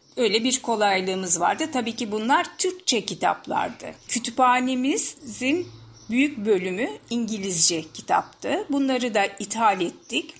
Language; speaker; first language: Turkish; native; Turkish